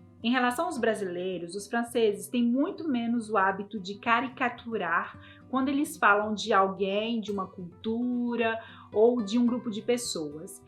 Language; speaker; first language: Portuguese; native; Portuguese